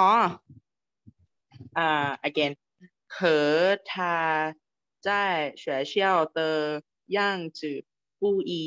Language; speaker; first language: Chinese; non-native, learner; Thai